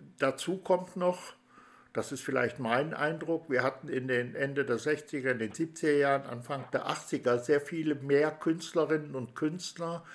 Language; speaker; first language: German; native; German